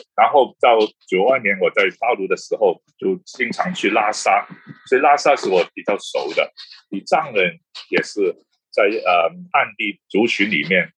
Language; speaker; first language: Chinese; non-native, local second language; Cantonese